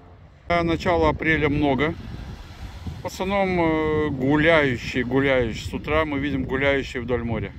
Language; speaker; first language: Russian; native; Russian